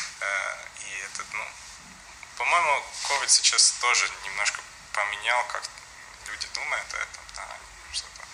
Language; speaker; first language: Russian; non-native, local second language; Latvian